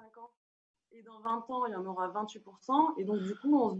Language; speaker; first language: French; native; French